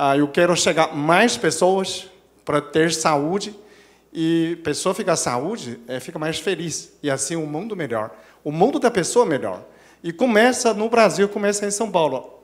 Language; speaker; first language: Portuguese; non-native, fluent; Chinese